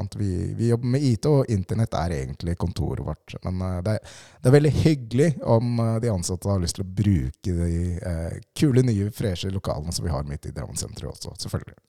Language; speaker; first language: Norwegian; early bilingual, other home language; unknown